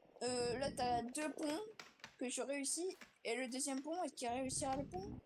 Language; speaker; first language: French; native; French